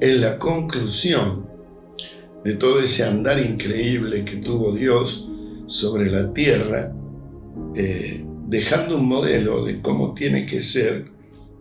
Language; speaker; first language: Spanish; native; Spanish